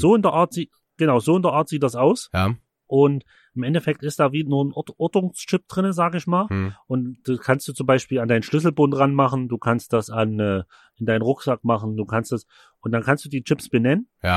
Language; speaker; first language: German; native; German